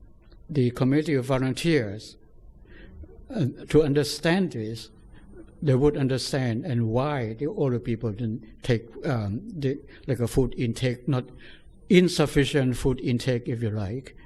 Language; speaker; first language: English; non-native, fluent; Thai